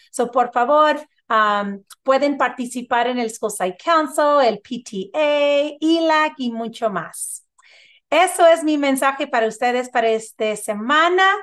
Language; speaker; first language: Spanish; early bilingual, heritage; Spanish